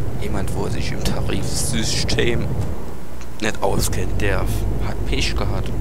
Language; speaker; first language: German; native; German